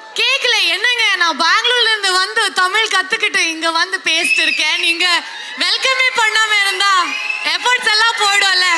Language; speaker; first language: Tamil; non-native, learner; Kannada